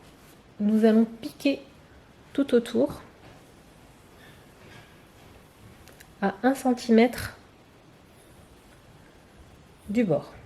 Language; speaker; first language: French; native; French